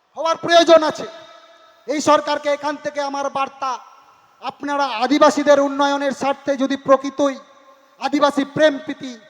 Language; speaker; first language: Bangla; non-native, local second language; Santali